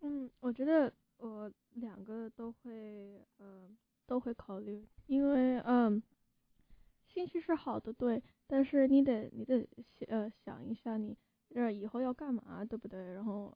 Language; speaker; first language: Chinese; early bilingual, heritage; Chinese